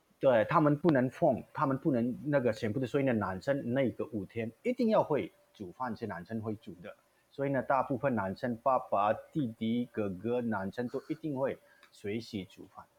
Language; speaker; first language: Chinese; non-native, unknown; Manipuri